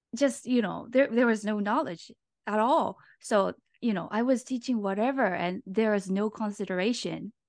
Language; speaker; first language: English; non-native, fluent; Japanese